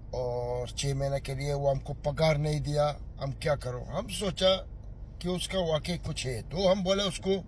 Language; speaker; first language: Hindi; non-native, learner; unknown